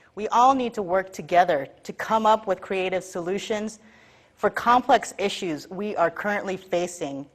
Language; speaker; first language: English; native; English